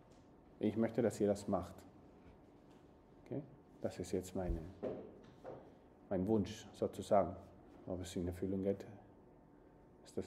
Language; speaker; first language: German; non-native, fluent; Spanish